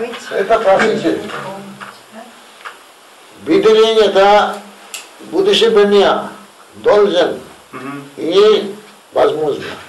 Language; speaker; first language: Russian; non-native, learner; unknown